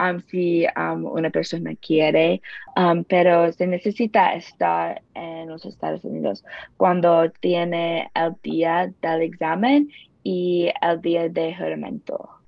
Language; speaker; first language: Spanish; non-native, learner; English